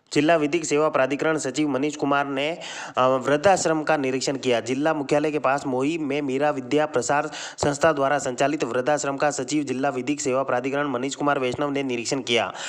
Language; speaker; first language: Hindi; native; Hindi